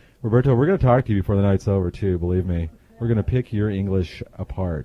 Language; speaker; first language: English; native; English